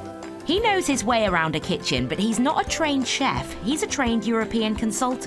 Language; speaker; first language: English; native; English